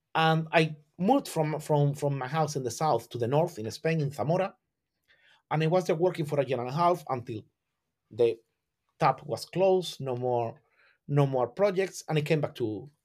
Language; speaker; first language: English; non-native, fluent; Spanish